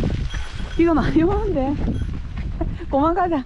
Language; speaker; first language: Korean; native; Korean